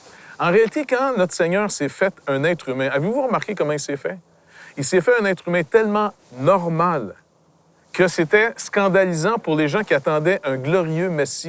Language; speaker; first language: French; native; French